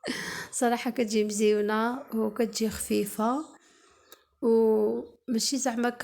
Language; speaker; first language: Arabic; native; Arabic